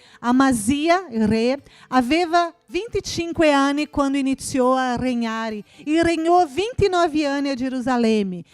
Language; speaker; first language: Italian; non-native, fluent; Portuguese